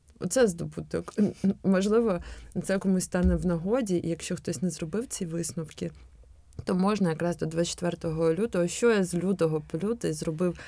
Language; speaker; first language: Ukrainian; non-native, local second language; Russian